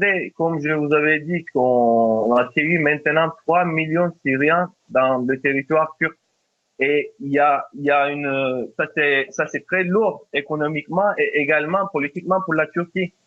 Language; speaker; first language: French; non-native, fluent; Turkish